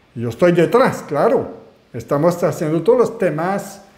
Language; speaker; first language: Spanish; non-native, fluent; French